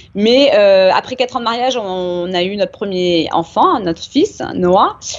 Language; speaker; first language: French; native; French